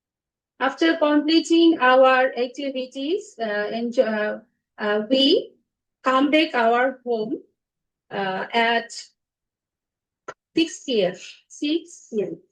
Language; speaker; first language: English; non-native, learner; Bangla